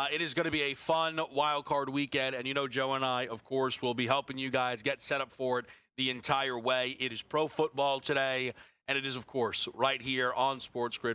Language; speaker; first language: English; native; English